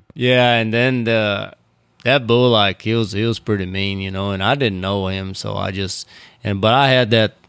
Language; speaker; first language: English; non-native, fluent; Portuguese